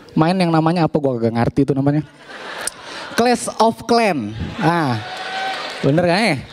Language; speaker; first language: Indonesian; native; Indonesian